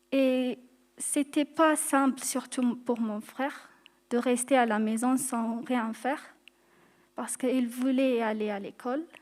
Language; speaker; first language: French; non-native, fluent; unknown